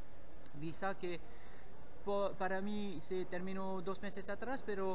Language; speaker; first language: Spanish; non-native, learner; French